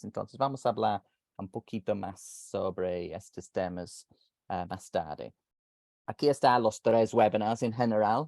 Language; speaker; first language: Spanish; non-native, fluent; English